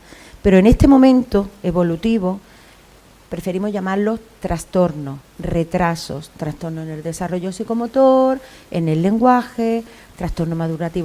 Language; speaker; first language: Spanish; native; Spanish